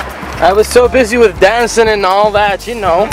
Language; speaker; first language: English; non-native, fluent; Arabic